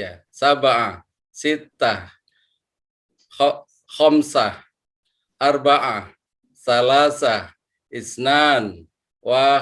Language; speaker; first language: Arabic; non-native, learner; Indonesian